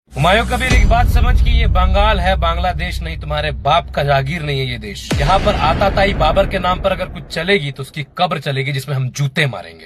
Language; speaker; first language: Hindi; native; Hindi